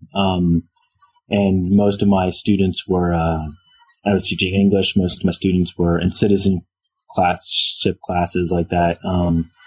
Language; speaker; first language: English; native; English